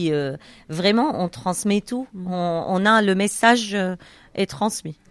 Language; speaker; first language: French; non-native, fluent; Arabic